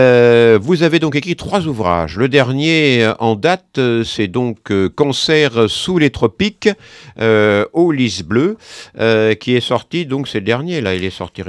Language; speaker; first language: French; native; French